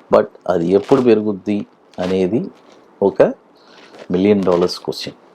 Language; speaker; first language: Telugu; native; Telugu